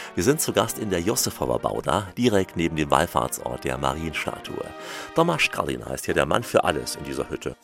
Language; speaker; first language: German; native; German